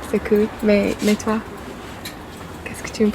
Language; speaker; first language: French; non-native, fluent; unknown